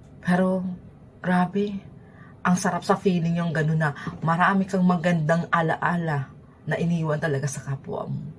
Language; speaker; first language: Filipino; native; Filipino